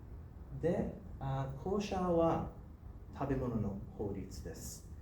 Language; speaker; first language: Japanese; non-native, learner; English